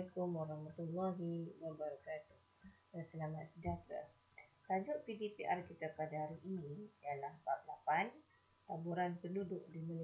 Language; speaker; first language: Malay; native; Malay